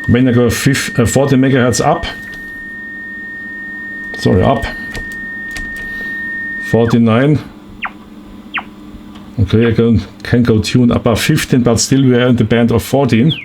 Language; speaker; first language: English; non-native, fluent; German